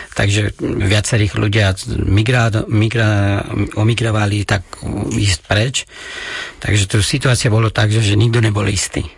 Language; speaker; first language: Slovak; non-native, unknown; Persian